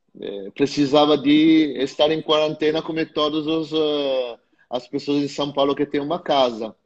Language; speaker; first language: Portuguese; non-native, fluent; Italian